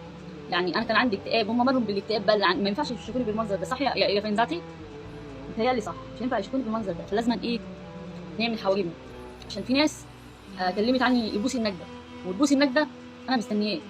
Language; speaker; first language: Arabic; native; Arabic